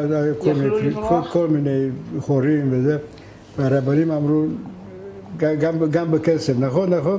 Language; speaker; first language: Hebrew; non-native, fluent; Hungarian